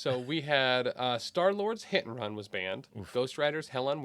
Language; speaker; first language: English; native; English